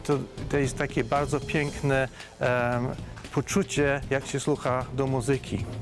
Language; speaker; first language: Polish; non-native, fluent; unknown